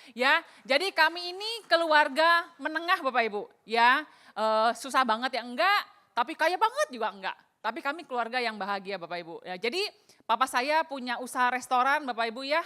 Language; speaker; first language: Indonesian; native; Indonesian